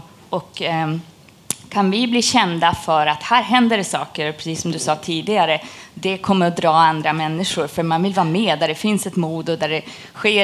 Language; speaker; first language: Swedish; native; Swedish